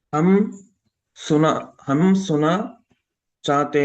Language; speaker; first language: Hindi; non-native, learner; Telugu